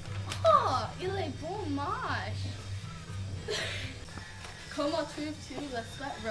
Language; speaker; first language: French; non-native, learner; English